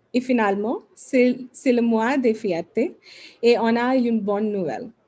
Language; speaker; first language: French; non-native, learner; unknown